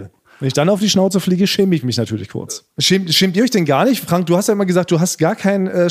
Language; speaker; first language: German; native; German